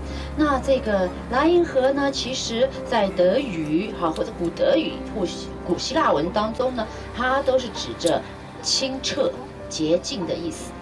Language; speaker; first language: Chinese; native; Chinese